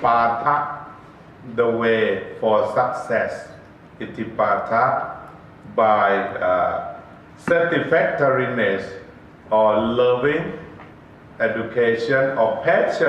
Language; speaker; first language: English; non-native, learner; Thai